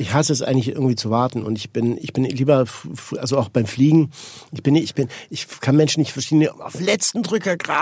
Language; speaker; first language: German; native; German